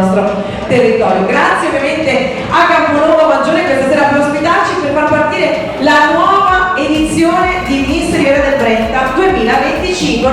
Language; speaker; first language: Italian; native; Italian